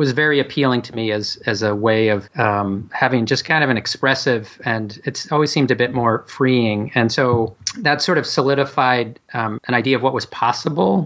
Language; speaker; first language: English; native; English